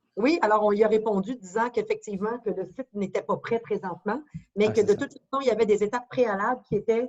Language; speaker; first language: French; native; French